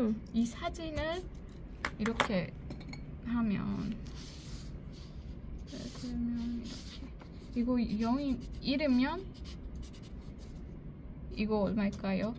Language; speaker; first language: Korean; non-native, learner; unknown